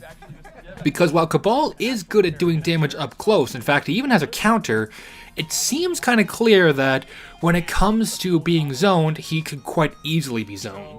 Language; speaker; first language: English; native; English